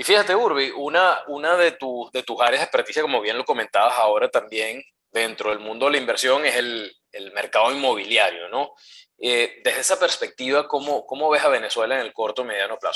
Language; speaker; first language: Spanish; native; Spanish